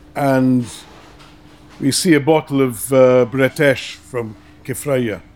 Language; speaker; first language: English; native; English